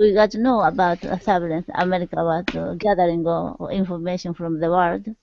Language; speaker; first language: English; non-native, learner; Japanese